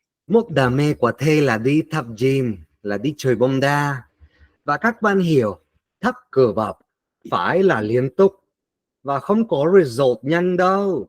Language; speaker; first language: Vietnamese; non-native, fluent; Spanish